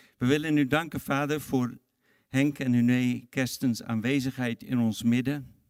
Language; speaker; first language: Dutch; native; Dutch